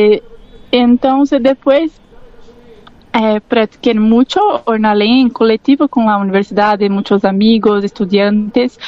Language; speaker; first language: Spanish; non-native, learner; Portuguese